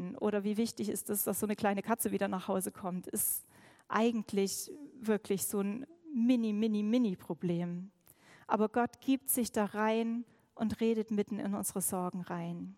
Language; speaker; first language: German; native; German